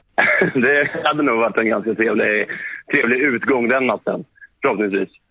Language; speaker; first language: Swedish; native; Swedish